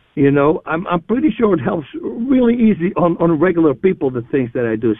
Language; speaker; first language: English; non-native, fluent; Dutch